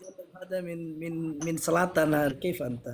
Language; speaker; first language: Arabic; non-native, fluent; Indonesian